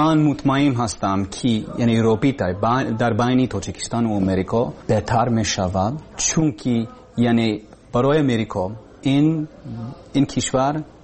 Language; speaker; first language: Persian; non-native, learner; English